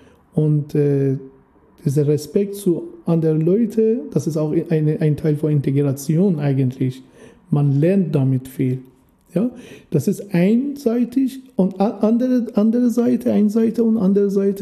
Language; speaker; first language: German; non-native, fluent; Persian